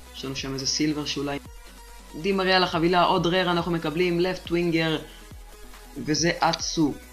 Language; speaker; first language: Hebrew; native; Hebrew